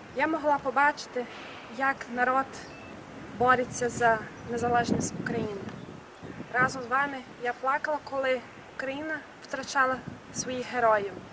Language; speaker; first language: Ukrainian; early bilingual, heritage; Ukrainian